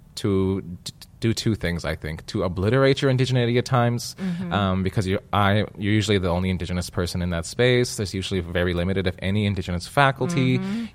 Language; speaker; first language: English; native; English